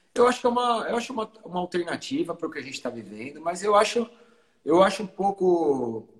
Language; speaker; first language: Portuguese; native; Portuguese